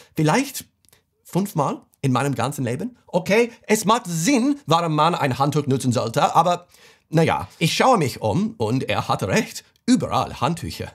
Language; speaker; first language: German; non-native, fluent; English